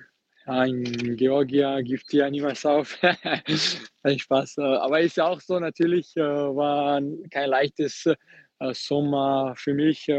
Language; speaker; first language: German; non-native, fluent; Georgian